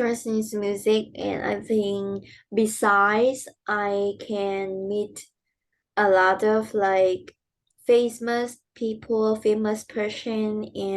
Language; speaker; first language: English; non-native, learner; Vietnamese